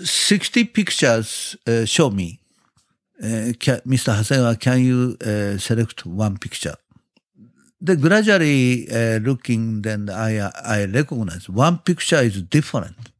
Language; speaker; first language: English; non-native, learner; Japanese